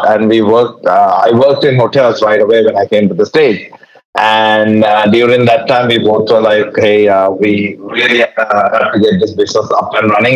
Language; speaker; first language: English; non-native, local second language; Sinhala